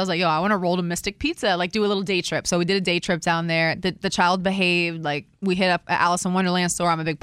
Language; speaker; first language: English; native; English